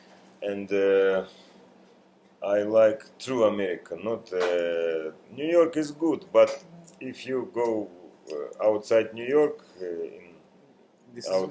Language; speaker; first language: English; non-native, learner; Russian